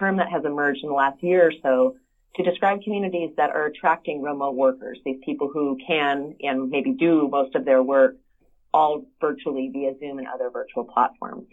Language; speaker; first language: English; native; English